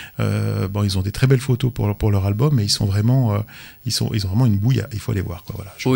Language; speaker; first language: French; native; French